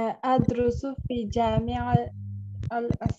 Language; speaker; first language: Arabic; non-native, learner; Uzbek